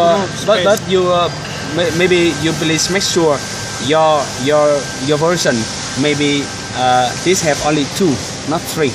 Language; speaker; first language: English; non-native, learner; Vietnamese